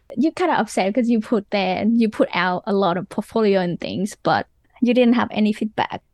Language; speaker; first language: English; non-native, fluent; Vietnamese